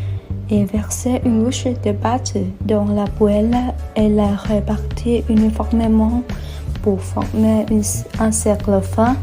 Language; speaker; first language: French; non-native, learner; Vietnamese